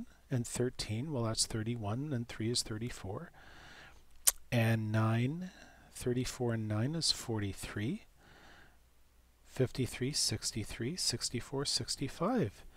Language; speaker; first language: English; native; English